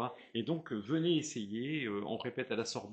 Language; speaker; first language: French; native; French